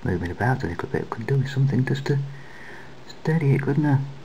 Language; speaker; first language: English; native; English